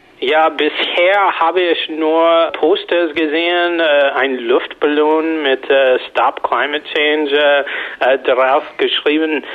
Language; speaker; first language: German; non-native, learner; English